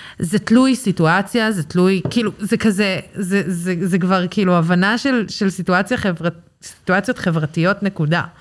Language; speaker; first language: Hebrew; early bilingual, other home language; English